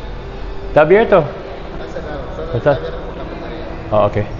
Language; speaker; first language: Spanish; non-native, learner; English